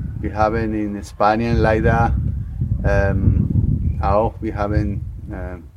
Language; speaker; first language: German; non-native, learner; Spanish